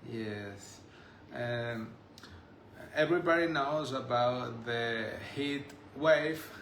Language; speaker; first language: English; non-native, learner; Spanish